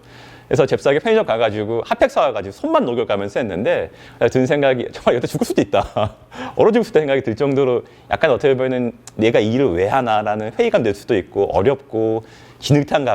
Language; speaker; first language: Korean; native; Korean